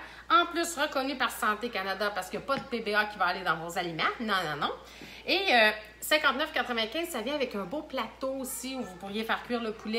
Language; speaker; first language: French; native; French